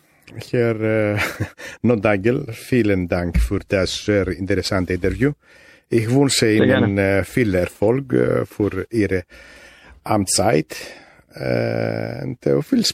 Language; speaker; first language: German; non-native, fluent; Greek